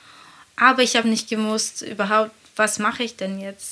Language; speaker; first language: German; non-native, fluent; Latvian